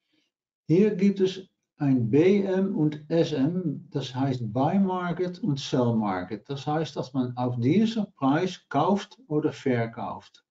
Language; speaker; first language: German; non-native, learner; Dutch